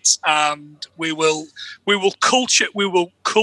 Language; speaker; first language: English; native; English